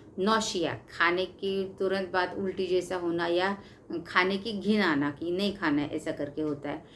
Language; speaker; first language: Hindi; non-native, local second language; Marathi